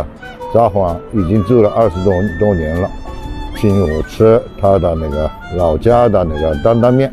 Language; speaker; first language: Chinese; non-native, fluent; Japanese